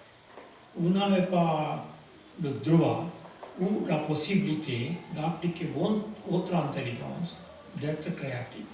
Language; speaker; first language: French; non-native, fluent; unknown